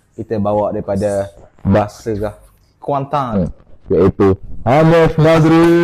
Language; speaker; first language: Malay; native; Malay